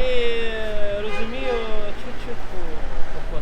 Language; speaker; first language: Polish; non-native, learner; Ukrainian